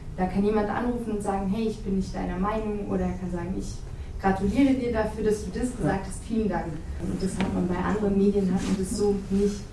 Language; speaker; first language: German; native; German